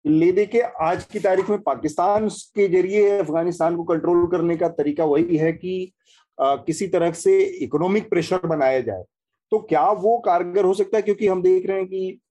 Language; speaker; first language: Hindi; native; Hindi